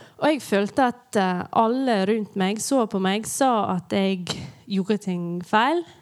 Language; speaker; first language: Norwegian; non-native, fluent; English